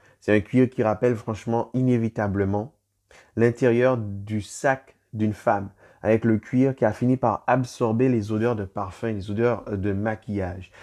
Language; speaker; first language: French; native; French